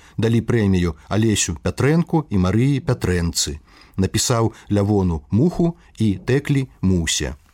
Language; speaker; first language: Belarusian; native; Belarusian